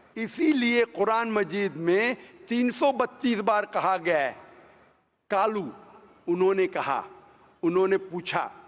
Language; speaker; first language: Hindi; non-native, local second language; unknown